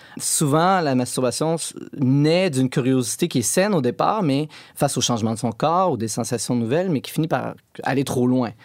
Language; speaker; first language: French; native; French